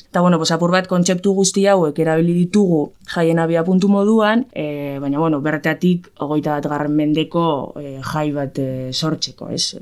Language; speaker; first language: Basque; native; Basque